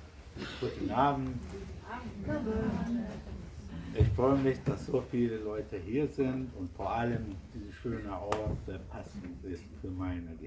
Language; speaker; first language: German; non-native, fluent; Kurdish